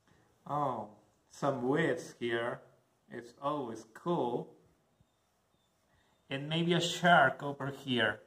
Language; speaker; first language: English; non-native, learner; Spanish